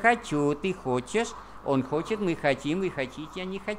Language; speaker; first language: Russian; non-native, fluent; Vietnamese